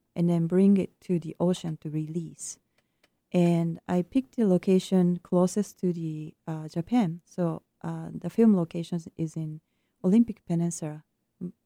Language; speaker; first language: English; non-native, fluent; Japanese